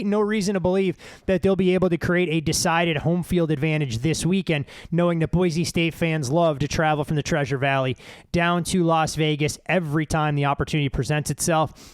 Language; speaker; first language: English; native; English